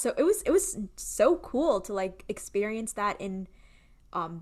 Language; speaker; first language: English; early bilingual, other home language; Gujarati